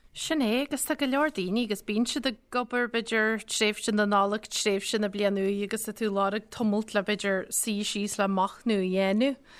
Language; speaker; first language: Irish; native; Irish